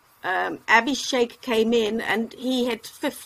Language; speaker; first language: English; native; English